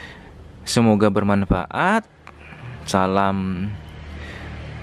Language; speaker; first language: Indonesian; native; Indonesian